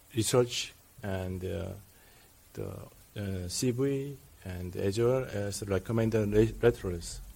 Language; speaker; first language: English; non-native, learner; Korean